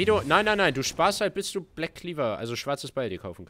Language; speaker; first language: German; native; German